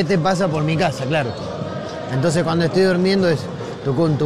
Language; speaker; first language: Spanish; native; Spanish